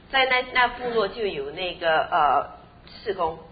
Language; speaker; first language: Chinese; native; Chinese